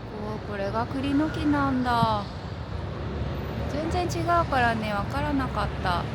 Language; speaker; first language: Japanese; native; Japanese